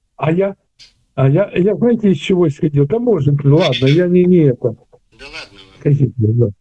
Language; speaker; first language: Russian; native; Russian